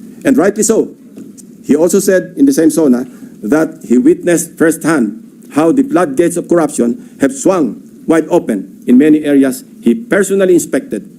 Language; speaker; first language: English; non-native, local second language; Filipino